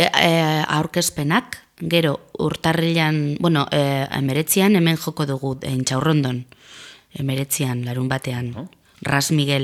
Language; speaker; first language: Basque; non-native, local second language; Spanish